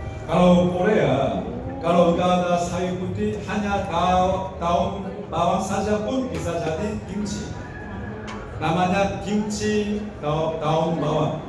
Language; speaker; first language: Indonesian; non-native, learner; Korean